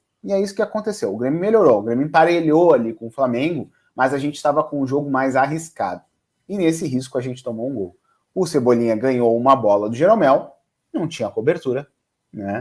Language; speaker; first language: Portuguese; native; Portuguese